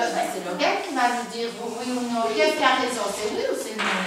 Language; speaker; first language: French; native; French